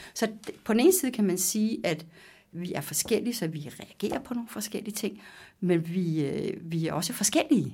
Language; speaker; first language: Danish; native; Danish